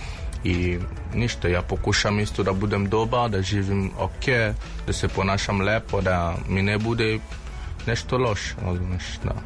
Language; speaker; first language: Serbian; non-native, fluent; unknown